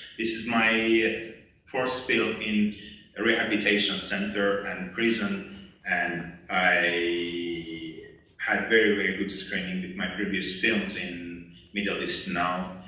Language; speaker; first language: English; non-native, learner; Persian